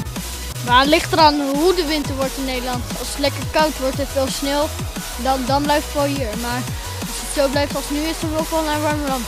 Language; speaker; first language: Dutch; non-native, fluent; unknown